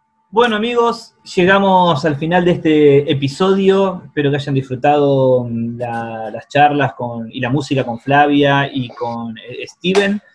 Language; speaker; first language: Spanish; native; Spanish